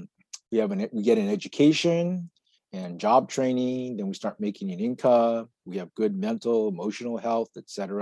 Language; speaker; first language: English; native; English